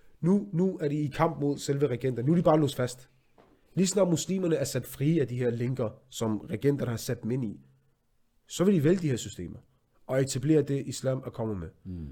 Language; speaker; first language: Danish; early bilingual, other home language; Arabic